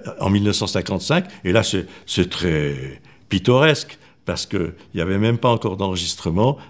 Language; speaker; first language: French; native; French